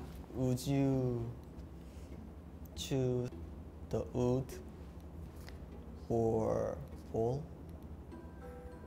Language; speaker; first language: English; non-native, learner; Korean